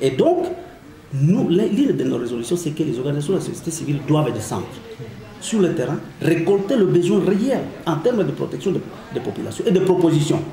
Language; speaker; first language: French; non-native, local second language; Swahili